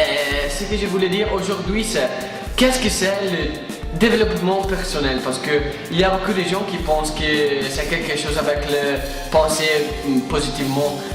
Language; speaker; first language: French; non-native, fluent; Italian